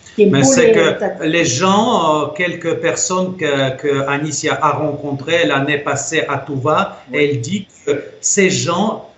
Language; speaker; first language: French; non-native, fluent; Russian